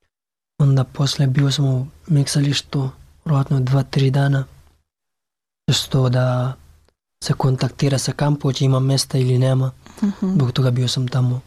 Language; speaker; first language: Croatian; non-native, learner; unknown